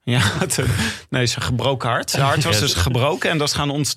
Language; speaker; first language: Dutch; native; Dutch